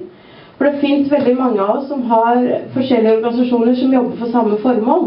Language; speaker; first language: Norwegian; early bilingual, other home language; Somali